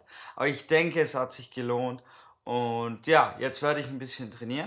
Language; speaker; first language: German; native; German